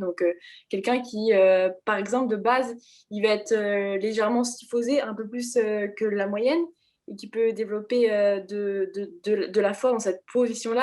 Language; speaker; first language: French; native; French